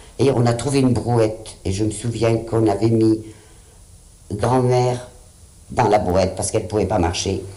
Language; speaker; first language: French; early bilingual, other home language; Spanish